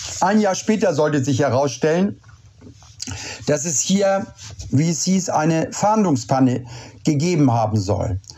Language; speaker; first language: German; native; German